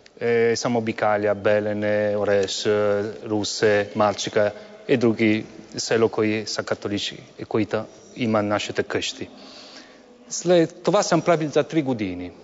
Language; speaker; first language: Bulgarian; non-native, learner; Italian